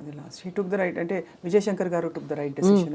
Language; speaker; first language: Telugu; native; Telugu